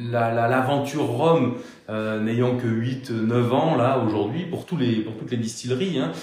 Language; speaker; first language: French; native; French